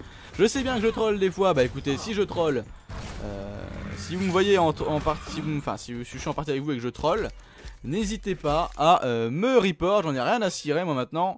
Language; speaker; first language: French; native; French